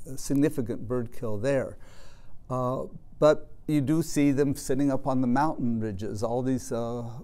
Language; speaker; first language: English; native; English